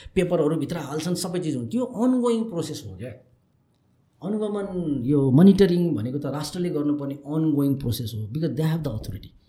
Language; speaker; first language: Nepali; native; Nepali